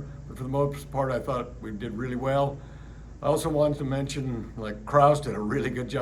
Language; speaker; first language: English; native; English